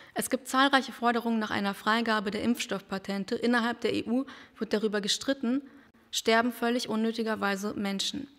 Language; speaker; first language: German; native; German